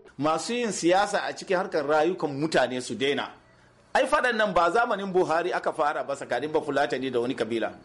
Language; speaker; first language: Hausa; non-native, local second language; Fula